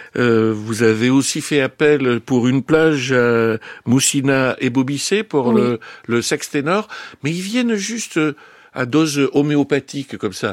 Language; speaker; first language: French; native; French